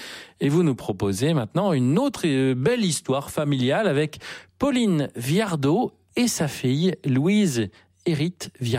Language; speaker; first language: French; native; French